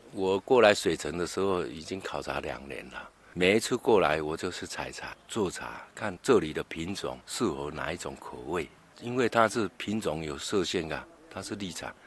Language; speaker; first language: Chinese; native; Chinese